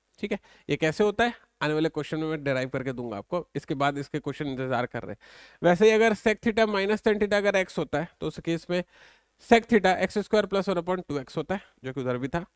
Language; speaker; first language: Hindi; native; Hindi